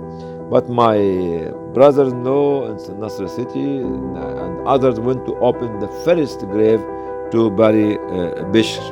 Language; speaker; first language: English; non-native, fluent; Arabic